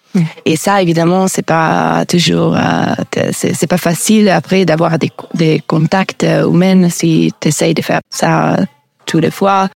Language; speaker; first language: French; non-native, learner; Italian